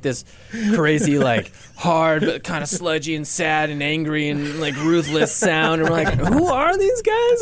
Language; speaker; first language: English; native; English